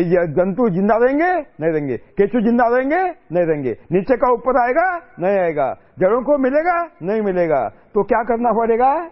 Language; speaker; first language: Hindi; non-native, local second language; Marathi